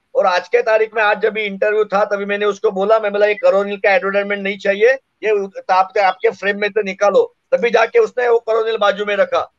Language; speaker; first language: Hindi; non-native, local second language; Marathi